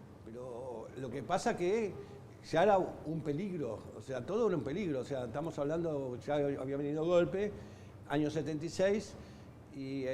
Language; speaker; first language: Spanish; native; Spanish